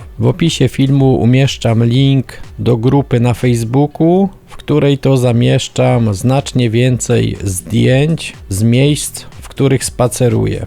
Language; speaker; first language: Polish; native; Polish